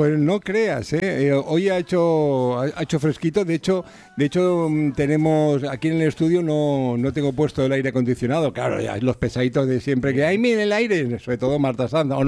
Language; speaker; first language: Spanish; native; Spanish